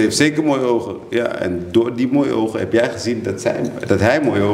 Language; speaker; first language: Dutch; native; Dutch